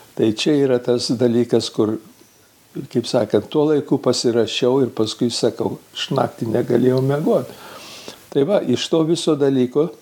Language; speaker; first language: Lithuanian; early bilingual, heritage; Lithuanian